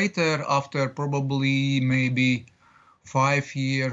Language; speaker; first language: English; non-native, learner; Latvian